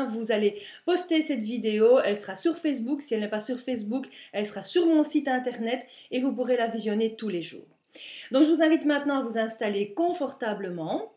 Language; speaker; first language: French; native; French